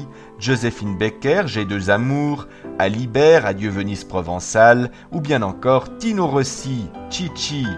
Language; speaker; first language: French; native; French